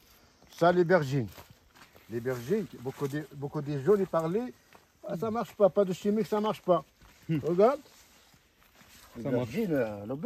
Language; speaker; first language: French; non-native, learner; Arabic